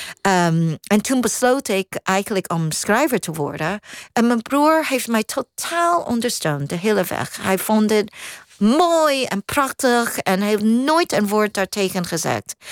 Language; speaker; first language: Dutch; non-native, fluent; Cantonese